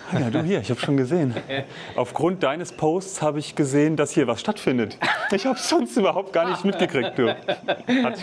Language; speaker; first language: German; native; German